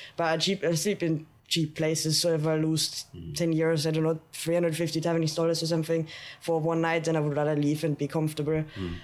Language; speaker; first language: English; non-native, fluent; German